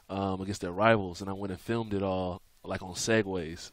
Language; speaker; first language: English; native; English